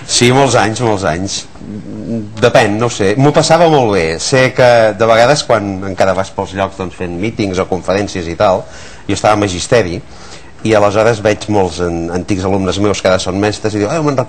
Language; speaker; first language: Catalan; native; Catalan